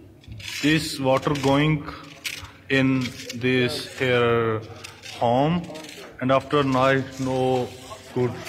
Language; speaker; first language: English; non-native, learner; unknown